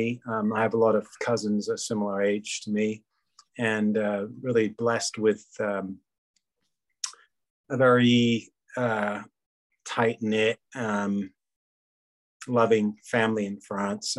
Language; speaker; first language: English; native; English